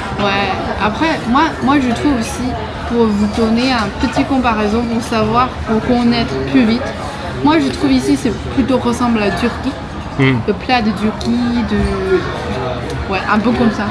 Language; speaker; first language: French; non-native, learner; Chinese